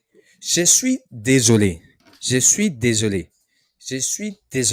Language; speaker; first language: French; non-native, learner; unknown